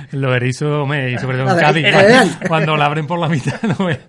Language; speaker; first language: Spanish; native; Spanish